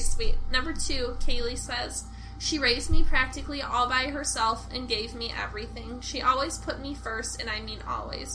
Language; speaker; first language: English; native; English